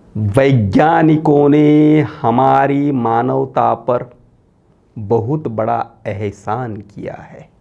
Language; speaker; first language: Hindi; non-native, local second language; Marathi